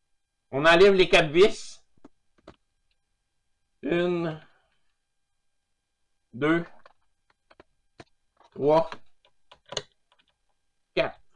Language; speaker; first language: French; native; French